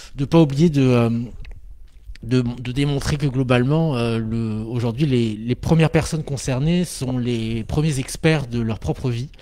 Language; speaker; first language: French; native; French